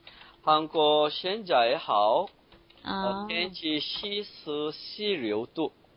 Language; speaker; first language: Chinese; non-native, learner; Korean